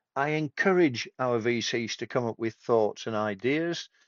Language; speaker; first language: English; native; English